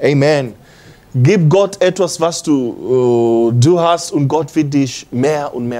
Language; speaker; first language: German; non-native, learner; English